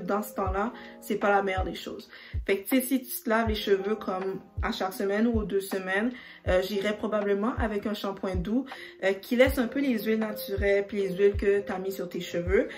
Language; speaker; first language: French; native; French